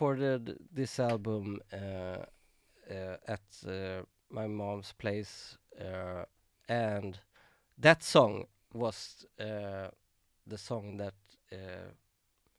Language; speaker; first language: English; non-native, fluent; Swedish